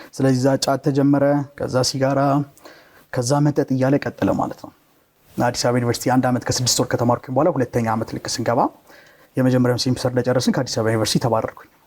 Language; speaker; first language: Amharic; native; Amharic